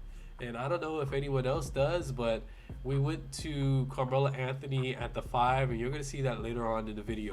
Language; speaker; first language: English; native; English